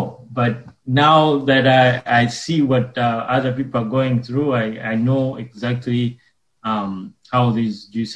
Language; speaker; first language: English; non-native, local second language; Ganda